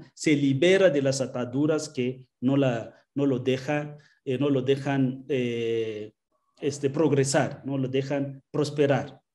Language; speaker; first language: Spanish; non-native, fluent; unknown